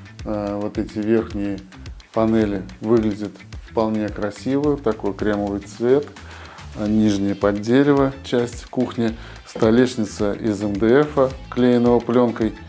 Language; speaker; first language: Russian; native; Russian